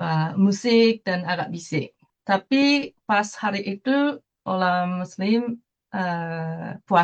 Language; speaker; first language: Indonesian; non-native, fluent; Japanese